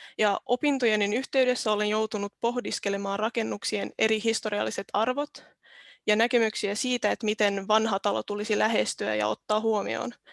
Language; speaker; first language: Finnish; non-native, local second language; Swedish